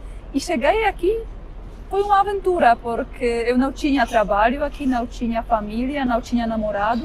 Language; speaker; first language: Portuguese; non-native, fluent; Polish